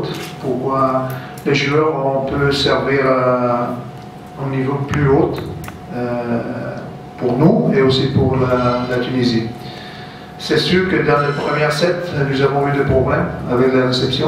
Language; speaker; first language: French; non-native, fluent; Turkish